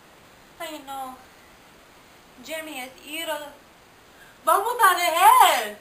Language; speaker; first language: Spanish; non-native, learner; English